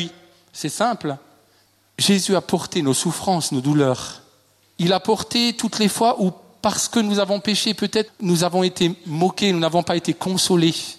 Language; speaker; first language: French; native; French